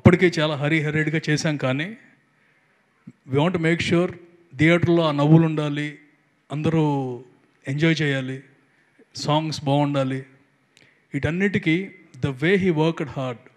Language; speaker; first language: Telugu; native; Telugu